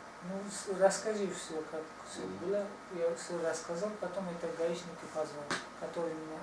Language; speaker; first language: Russian; non-native, learner; Tajik